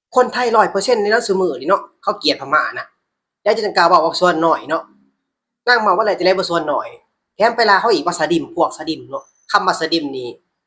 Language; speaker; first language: Thai; native; Thai